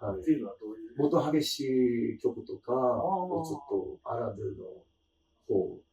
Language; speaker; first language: Japanese; non-native, learner; English